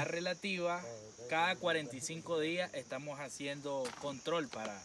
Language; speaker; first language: Spanish; native; Spanish